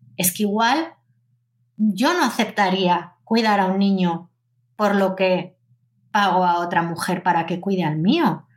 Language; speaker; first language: Spanish; native; Spanish